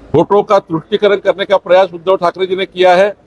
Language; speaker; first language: Hindi; non-native, local second language; Marathi